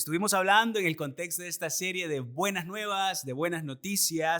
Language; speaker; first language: Spanish; native; Spanish